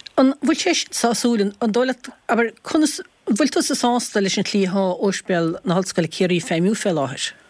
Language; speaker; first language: Irish; native; Irish